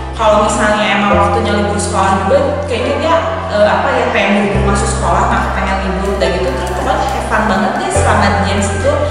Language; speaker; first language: Indonesian; native; Indonesian